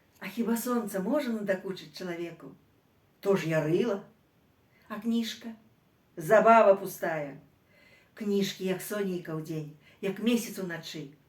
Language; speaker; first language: Belarusian; native; Belarusian